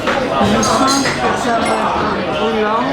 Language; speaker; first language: French; non-native, learner; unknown